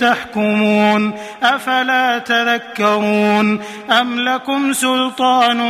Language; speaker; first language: Arabic; native; Arabic